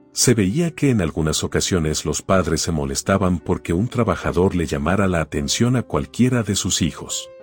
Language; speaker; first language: Spanish; native; Spanish